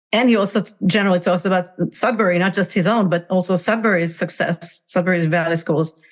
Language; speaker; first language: English; non-native, fluent; Hungarian